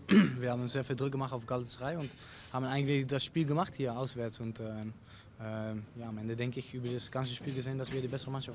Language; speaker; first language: German; non-native, fluent; Dutch